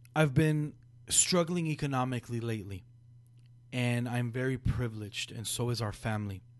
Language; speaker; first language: English; early bilingual, other home language; Spanish